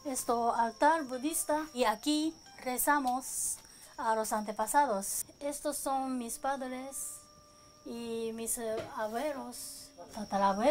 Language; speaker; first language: Spanish; non-native, learner; Japanese